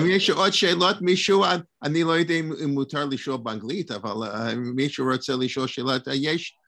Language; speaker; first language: Hebrew; non-native, learner; English